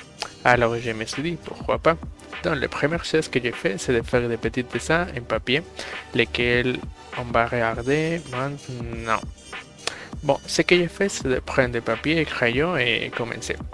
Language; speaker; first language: French; non-native, fluent; Spanish